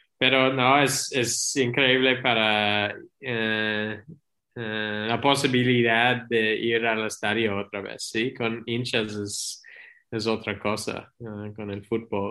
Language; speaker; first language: Spanish; non-native, learner; English